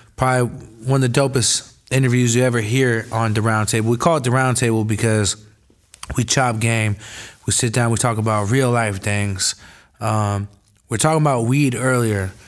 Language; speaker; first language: English; native; English